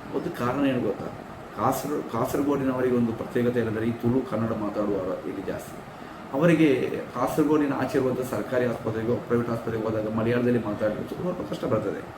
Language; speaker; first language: Kannada; non-native, local second language; Tulu